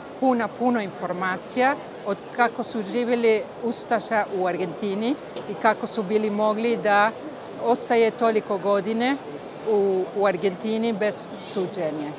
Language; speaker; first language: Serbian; early bilingual, heritage; Serbian